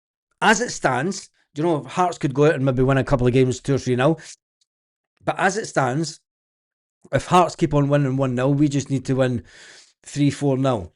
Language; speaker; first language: English; native; English